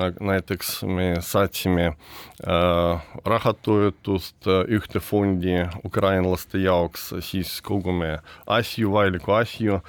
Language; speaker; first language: Estonian; non-native, learner; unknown